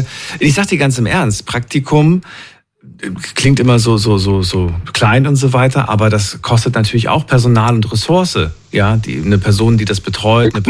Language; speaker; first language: German; native; German